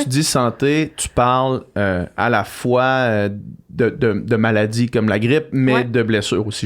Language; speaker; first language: French; native; French